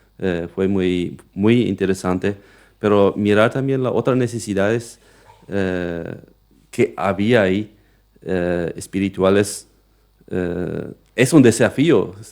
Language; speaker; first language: Spanish; non-native, local second language; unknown